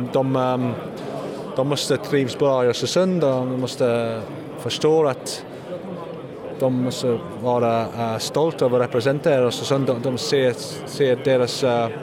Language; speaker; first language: Swedish; non-native, learner; English